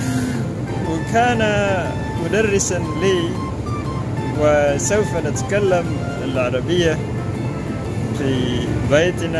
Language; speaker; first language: Arabic; non-native, learner; Indonesian